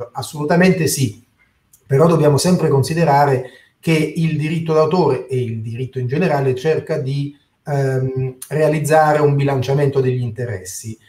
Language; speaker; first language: Italian; native; Italian